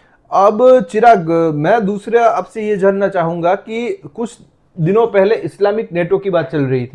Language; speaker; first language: Hindi; non-native, local second language; Gujarati